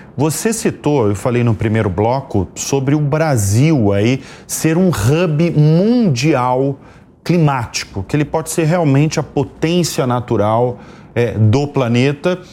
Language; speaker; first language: Portuguese; native; Portuguese